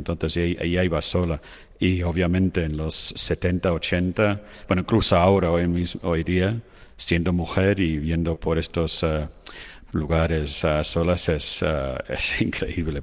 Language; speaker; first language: Spanish; non-native, fluent; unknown